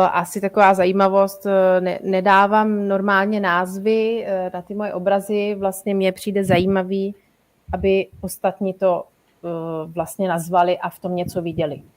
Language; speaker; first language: Czech; non-native, fluent; Italian